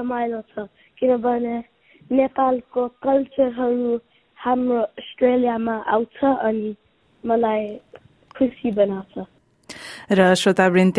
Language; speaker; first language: Nepali; early bilingual, other home language; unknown